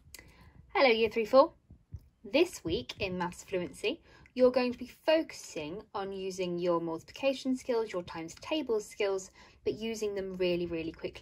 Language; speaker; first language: English; native; English